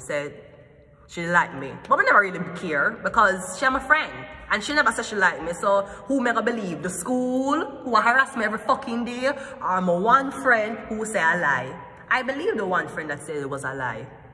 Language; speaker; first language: English; native; English